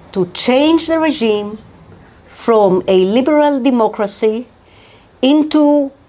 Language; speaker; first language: English; non-native, fluent; Hebrew